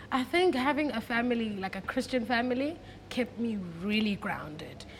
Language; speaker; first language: English; non-native, local second language; Xhosa